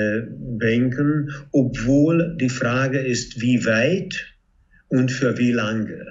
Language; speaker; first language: German; non-native, fluent; Hungarian